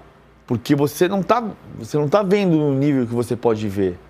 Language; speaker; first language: Portuguese; native; Portuguese